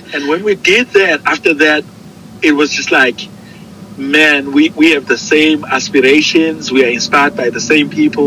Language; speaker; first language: English; non-native, local second language; Zulu